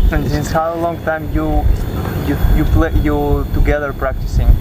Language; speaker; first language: English; non-native, learner; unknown